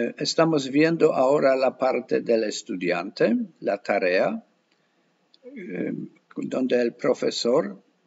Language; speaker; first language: Spanish; non-native, fluent; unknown